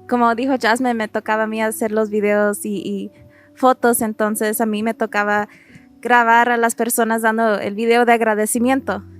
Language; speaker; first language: Spanish; early bilingual, heritage; Spanish